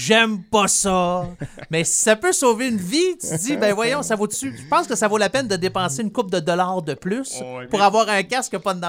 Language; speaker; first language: French; native; French